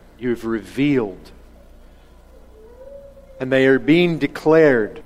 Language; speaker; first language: English; native; English